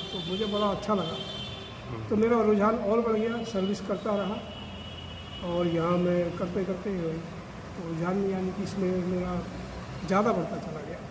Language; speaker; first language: Hindi; native; Hindi